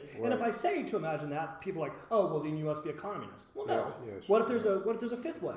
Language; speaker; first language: English; native; English